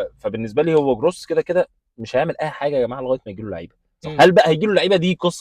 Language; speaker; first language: Arabic; native; Arabic